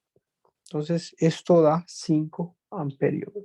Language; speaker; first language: Spanish; native; Spanish